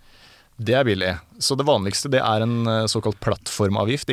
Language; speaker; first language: Norwegian; native; Norwegian